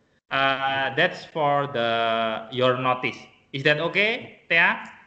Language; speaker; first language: English; non-native, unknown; Indonesian